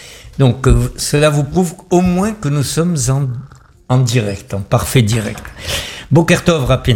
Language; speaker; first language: French; native; French